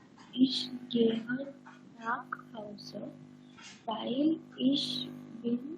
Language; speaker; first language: German; non-native, learner; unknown